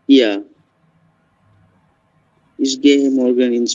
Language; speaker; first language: German; non-native, learner; Bangla